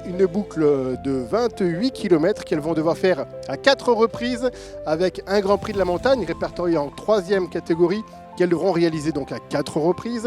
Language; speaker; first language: French; native; French